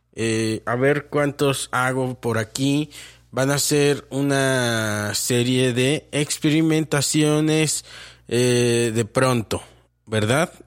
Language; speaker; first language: Spanish; native; Spanish